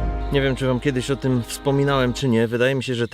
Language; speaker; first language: Polish; native; Polish